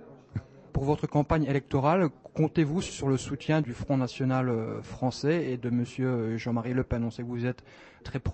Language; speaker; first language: French; native; French